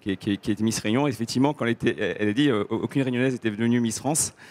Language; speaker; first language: French; native; French